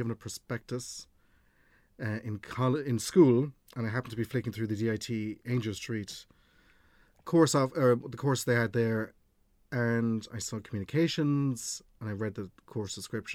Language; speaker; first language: English; native; English